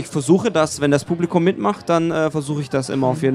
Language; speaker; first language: German; native; German